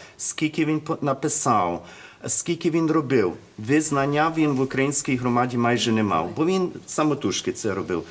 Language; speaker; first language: Ukrainian; early bilingual, heritage; Ukrainian